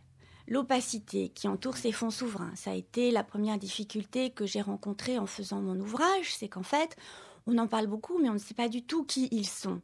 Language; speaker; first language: French; native; French